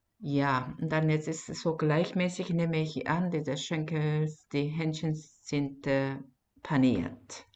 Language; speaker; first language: German; non-native, fluent; Korean